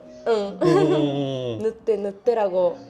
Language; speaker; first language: Korean; non-native, learner; Japanese